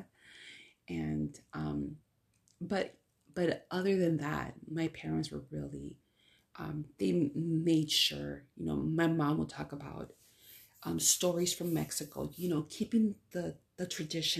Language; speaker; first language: English; early bilingual, other home language; Spanish